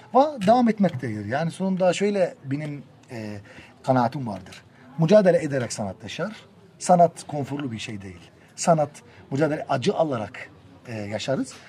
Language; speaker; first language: Turkish; non-native, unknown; Arabic